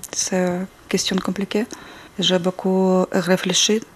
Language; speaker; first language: French; non-native, learner; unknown